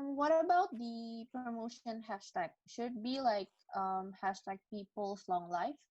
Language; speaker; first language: English; non-native, learner; Indonesian